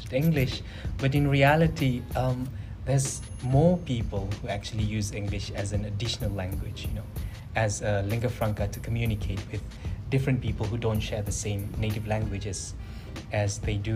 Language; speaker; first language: English; non-native, local second language; Malay